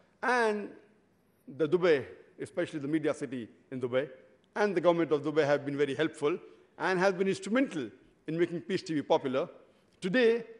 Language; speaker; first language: English; non-native, local second language; Urdu